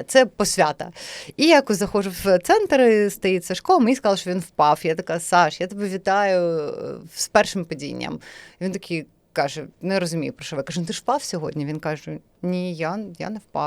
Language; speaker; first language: Ukrainian; native; Ukrainian